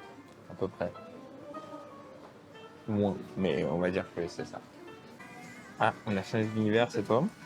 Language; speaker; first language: French; native; French